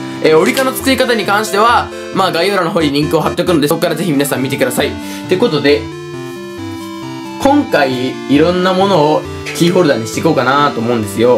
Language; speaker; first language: Japanese; native; Japanese